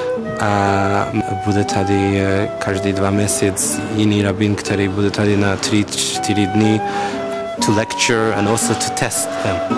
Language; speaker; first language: Czech; non-native, learner; English